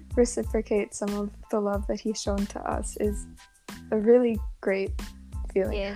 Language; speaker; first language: English; non-native, local second language; Cantonese